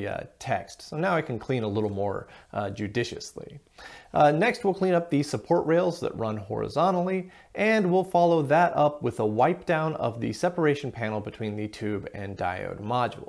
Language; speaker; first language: English; native; English